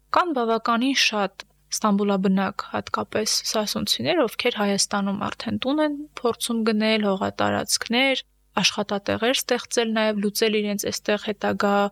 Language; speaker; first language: Armenian; native; Armenian